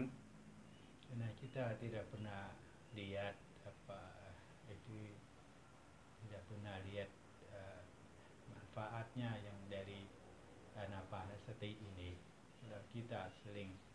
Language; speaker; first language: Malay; non-native, fluent; Thai